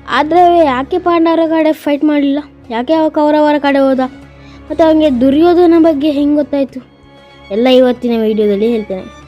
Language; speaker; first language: Kannada; non-native, local second language; Tulu